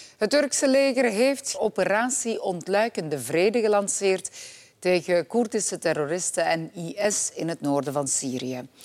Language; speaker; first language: Dutch; native; Dutch